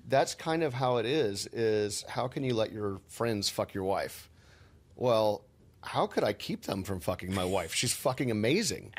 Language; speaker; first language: English; native; English